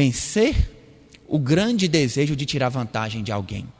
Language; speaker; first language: Portuguese; native; Portuguese